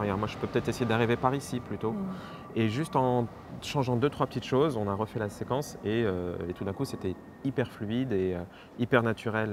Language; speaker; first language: French; native; French